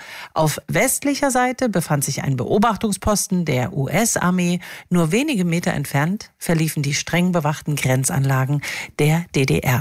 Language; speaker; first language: German; native; German